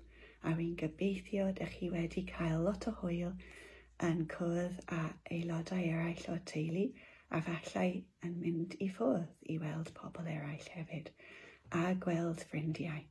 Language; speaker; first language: Welsh; non-native, local second language; English